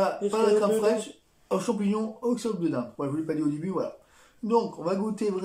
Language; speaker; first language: French; native; French